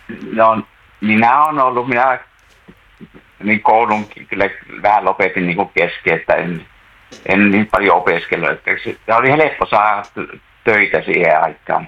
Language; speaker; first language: Finnish; native; Finnish